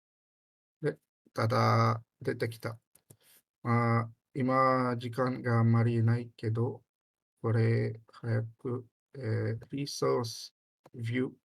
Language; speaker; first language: Japanese; non-native, learner; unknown